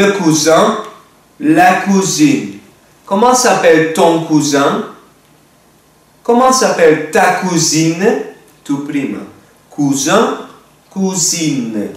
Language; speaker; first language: French; non-native, fluent; Spanish